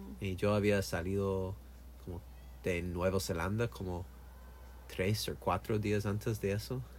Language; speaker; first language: Spanish; non-native, learner; English